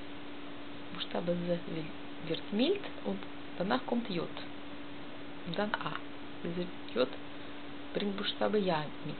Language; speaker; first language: German; non-native, learner; Russian